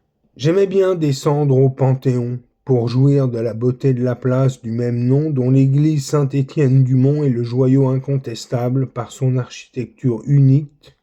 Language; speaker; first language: French; native; French